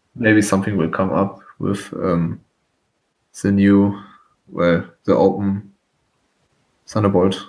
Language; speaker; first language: English; non-native, fluent; German